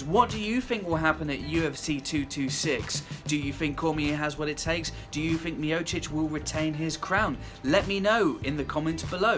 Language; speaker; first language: English; native; English